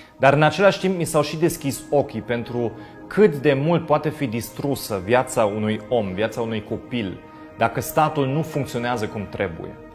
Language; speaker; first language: Romanian; non-native, fluent; German